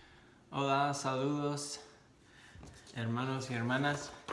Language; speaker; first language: Spanish; non-native, fluent; English